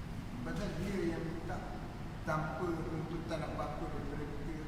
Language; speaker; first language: Malay; native; Malay